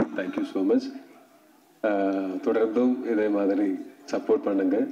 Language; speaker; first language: Tamil; non-native, learner; Malayalam